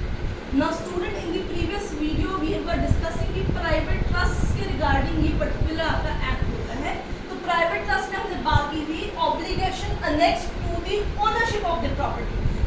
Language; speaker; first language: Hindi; native; Hindi